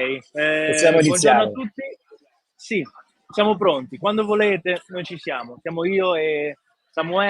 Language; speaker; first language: Italian; native; Italian